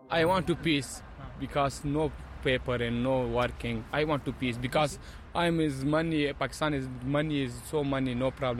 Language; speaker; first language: English; non-native, learner; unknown